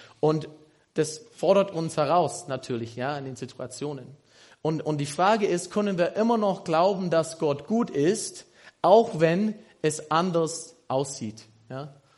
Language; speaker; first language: German; non-native, fluent; English